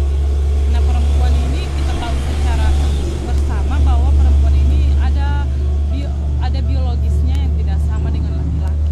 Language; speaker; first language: Indonesian; native; Indonesian